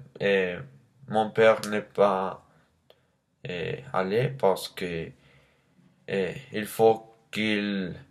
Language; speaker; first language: French; non-native, learner; Spanish